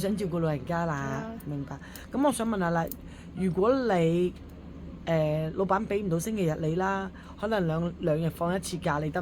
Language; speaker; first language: Cantonese; native; Cantonese